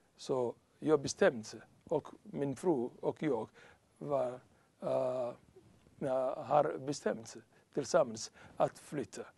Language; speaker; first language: Swedish; non-native, learner; Somali